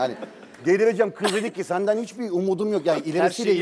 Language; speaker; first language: Turkish; native; Turkish